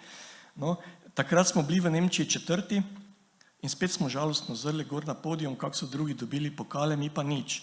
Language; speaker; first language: Slovenian; native; Slovenian